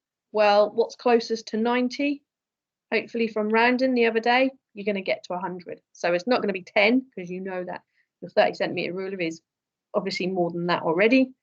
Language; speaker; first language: English; native; English